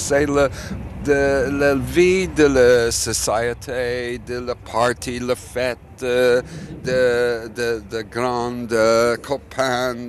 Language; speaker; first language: French; non-native, learner; English